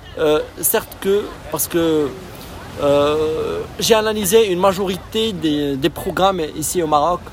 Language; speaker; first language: French; non-native, local second language; Arabic